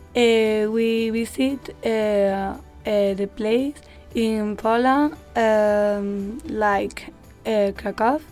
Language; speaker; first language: English; non-native, learner; Spanish